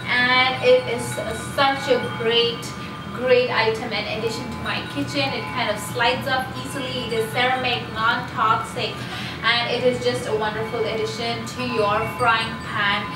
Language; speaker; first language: English; non-native, local second language; Hindi